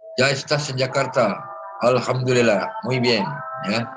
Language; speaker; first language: Spanish; non-native, fluent; Indonesian